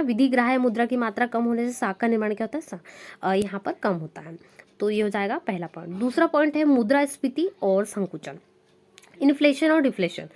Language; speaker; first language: Hindi; native; Hindi